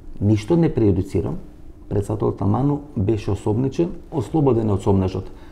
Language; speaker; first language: Macedonian; native; Macedonian